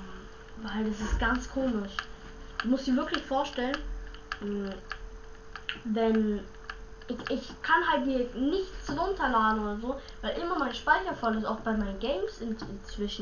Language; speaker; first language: German; native; German